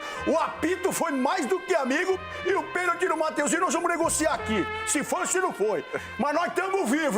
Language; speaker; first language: Portuguese; native; Portuguese